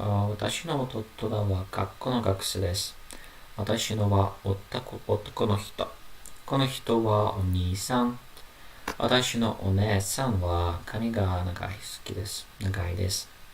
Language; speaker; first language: Japanese; non-native, learner; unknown